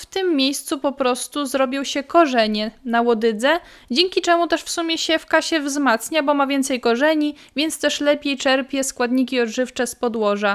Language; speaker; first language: Polish; native; Polish